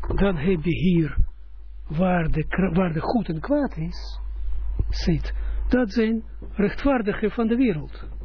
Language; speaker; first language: Dutch; non-native, fluent; Russian